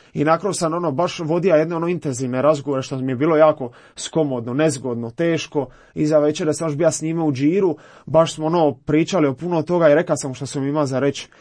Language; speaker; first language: Croatian; native; Croatian